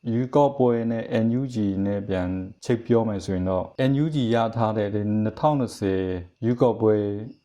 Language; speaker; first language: Burmese; non-native, local second language; Kachin